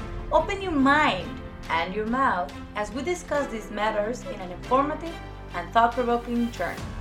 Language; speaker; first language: English; non-native, fluent; Spanish